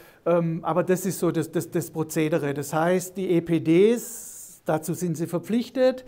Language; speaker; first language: German; native; German